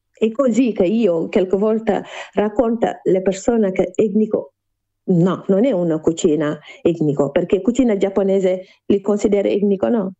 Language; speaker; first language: Italian; non-native, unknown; Wolof